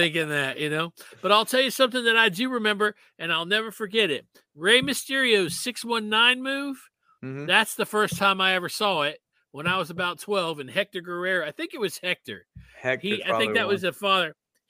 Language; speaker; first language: English; native; English